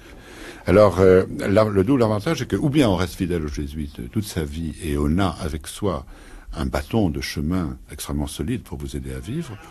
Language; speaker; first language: French; native; French